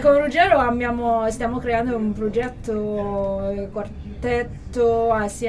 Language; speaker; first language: Italian; non-native, fluent; Chinese